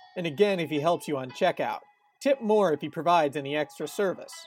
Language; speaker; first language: English; native; English